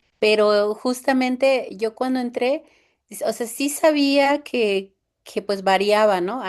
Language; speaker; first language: Spanish; non-native, local second language; Zapotec